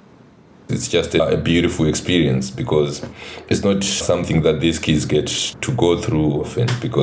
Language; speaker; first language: English; non-native, local second language; Shona